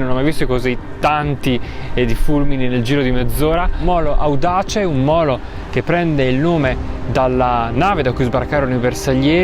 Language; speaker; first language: Italian; native; Italian